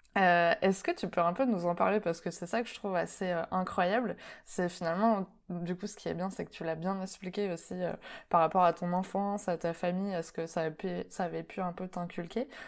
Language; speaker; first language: French; native; French